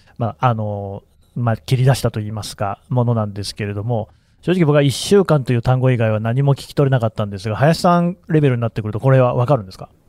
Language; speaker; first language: Japanese; native; Japanese